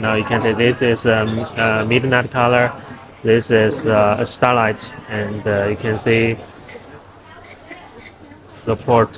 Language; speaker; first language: English; non-native, learner; Chinese